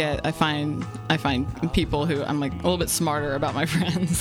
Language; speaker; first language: English; native; English